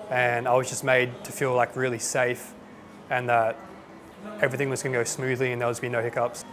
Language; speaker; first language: English; native; English